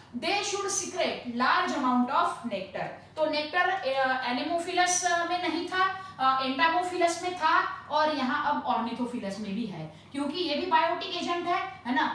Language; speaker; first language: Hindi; non-native, local second language; Marathi